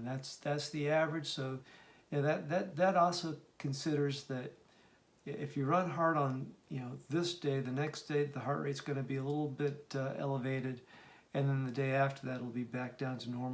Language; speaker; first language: English; native; English